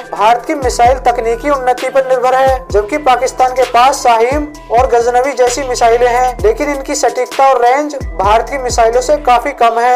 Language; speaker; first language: Hindi; native; Hindi